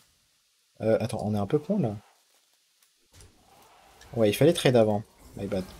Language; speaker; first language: French; native; French